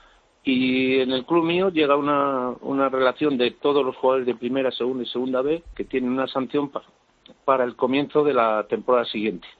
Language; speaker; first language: Spanish; native; Spanish